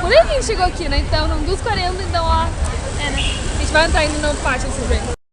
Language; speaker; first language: Portuguese; native; Portuguese